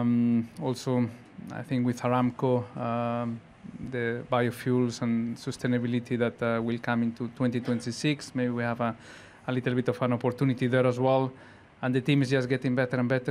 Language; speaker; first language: English; non-native, fluent; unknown